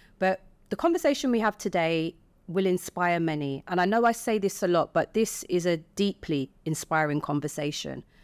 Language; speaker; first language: English; native; English